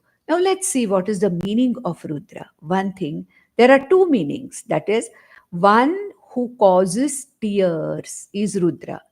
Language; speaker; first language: English; non-native, local second language; Konkani